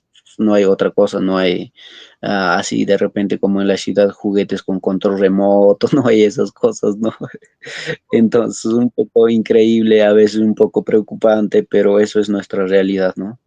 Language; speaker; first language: Spanish; non-native, local second language; Quechua